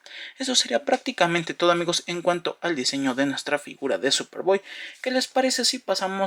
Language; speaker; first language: Spanish; native; Spanish